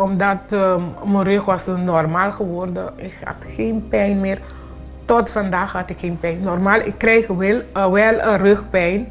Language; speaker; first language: Dutch; non-native, local second language; Papiamento